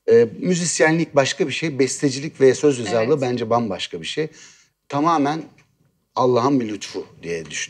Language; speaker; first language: Turkish; native; Turkish